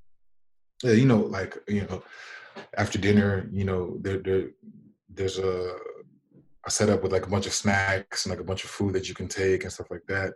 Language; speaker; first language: English; native; English